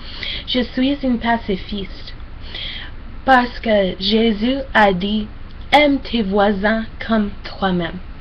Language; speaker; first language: French; non-native, learner; English